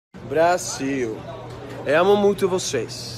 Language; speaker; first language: Portuguese; non-native, learner; Spanish